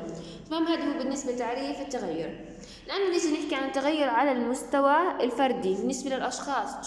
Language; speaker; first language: Arabic; native; Arabic